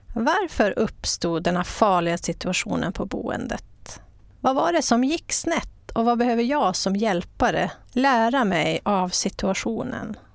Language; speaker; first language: Swedish; native; Swedish